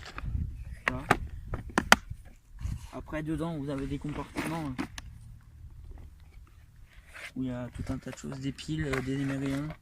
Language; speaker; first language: French; native; French